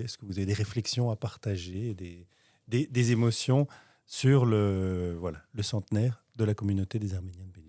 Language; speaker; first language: French; native; French